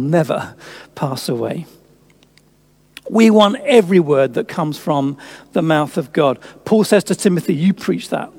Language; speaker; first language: English; native; English